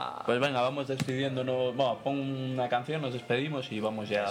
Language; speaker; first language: Spanish; native; Spanish